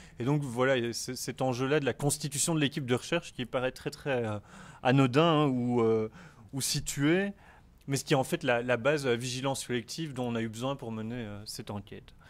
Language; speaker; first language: French; native; French